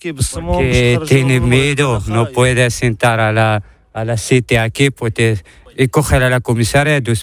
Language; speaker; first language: Spanish; non-native, learner; Arabic